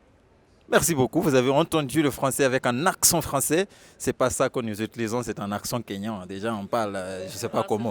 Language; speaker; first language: French; non-native, fluent; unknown